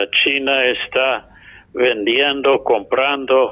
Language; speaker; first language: Spanish; non-native, fluent; English